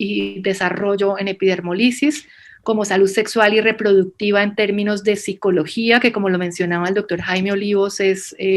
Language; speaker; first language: Spanish; native; Spanish